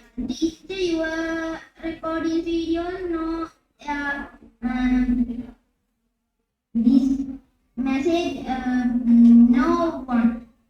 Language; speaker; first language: English; non-native, local second language; Sinhala